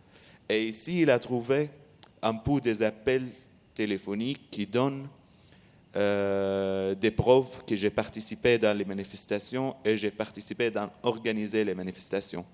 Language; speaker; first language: French; non-native, learner; Arabic